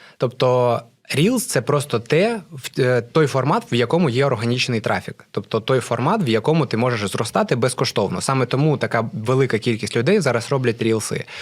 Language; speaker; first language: Ukrainian; non-native, local second language; Russian